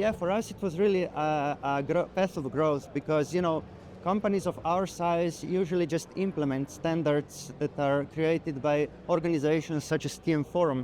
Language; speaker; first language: English; non-native, fluent; Slovenian